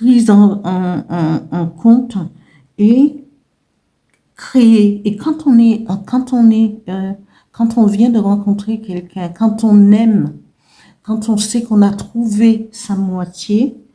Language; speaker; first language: French; native; French